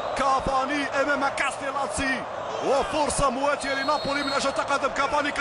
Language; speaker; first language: Arabic; native; Arabic